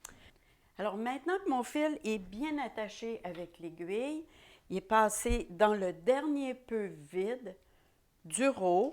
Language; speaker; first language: French; native; French